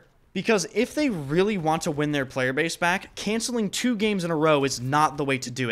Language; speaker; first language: English; native; English